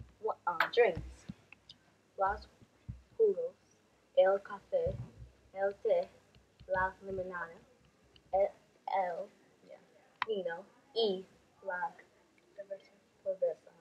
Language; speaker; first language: Spanish; non-native, learner; English